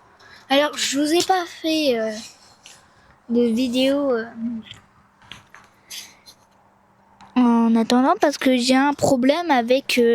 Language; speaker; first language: French; native; French